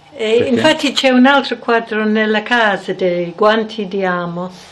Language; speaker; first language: Italian; non-native, fluent; English